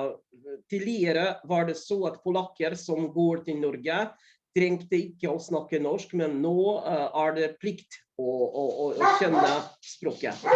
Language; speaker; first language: Norwegian; non-native, fluent; Polish